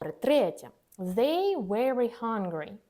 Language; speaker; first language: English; non-native, fluent; Ukrainian